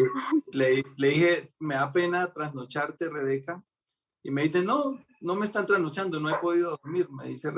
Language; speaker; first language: Spanish; native; Spanish